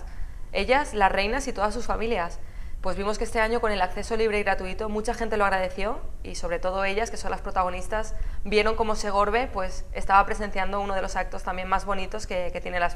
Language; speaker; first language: Spanish; native; Spanish